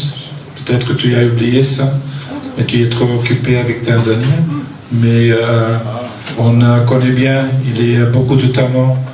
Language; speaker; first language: French; non-native, local second language; Dutch